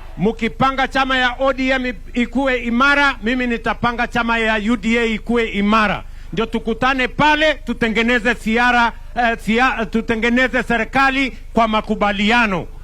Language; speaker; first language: Swahili; non-native, local second language; Kalenjin